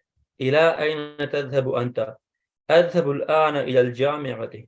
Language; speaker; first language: Arabic; non-native, learner; English